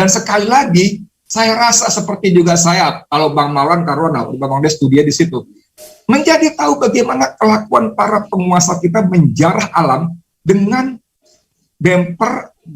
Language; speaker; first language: Indonesian; native; Indonesian